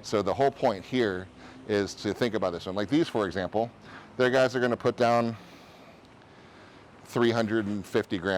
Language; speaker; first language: English; native; English